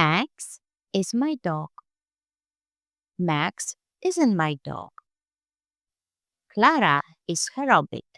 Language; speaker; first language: English; non-native, fluent; Polish